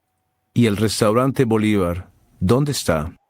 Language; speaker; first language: Spanish; non-native, learner; English